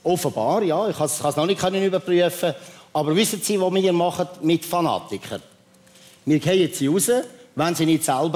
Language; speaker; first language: German; native; German